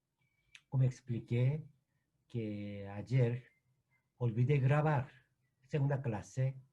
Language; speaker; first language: Spanish; non-native, fluent; Korean